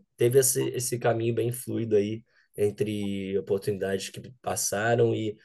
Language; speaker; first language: Portuguese; native; Portuguese